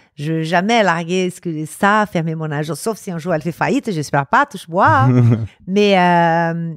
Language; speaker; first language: French; non-native, fluent; Portuguese